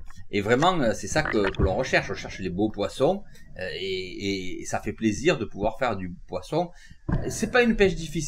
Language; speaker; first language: French; native; French